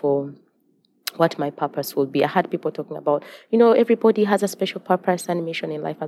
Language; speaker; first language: English; non-native, local second language; Ganda